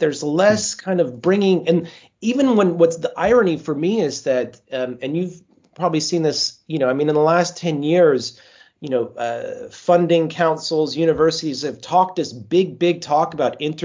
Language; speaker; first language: English; native; English